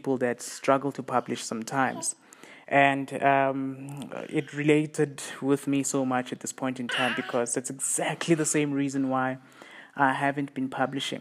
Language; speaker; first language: English; non-native, local second language; South Ndebele